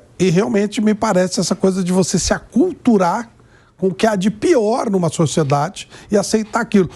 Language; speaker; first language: Portuguese; native; Portuguese